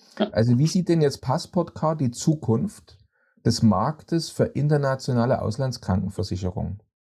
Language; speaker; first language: German; native; German